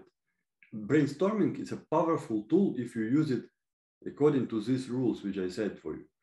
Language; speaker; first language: English; non-native, fluent; Ukrainian